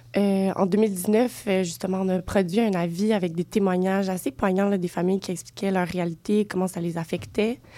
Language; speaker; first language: French; native; French